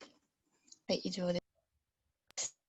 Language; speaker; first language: Japanese; non-native, learner; English